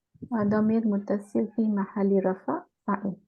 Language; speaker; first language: Arabic; non-native, learner; Malay